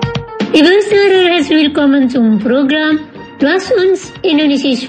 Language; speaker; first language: German; non-native, fluent; Indonesian